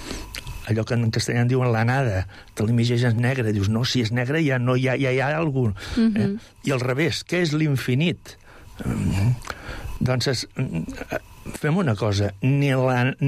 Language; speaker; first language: Catalan; native; Catalan